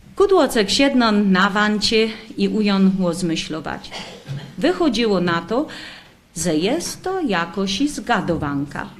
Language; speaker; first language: Polish; native; Polish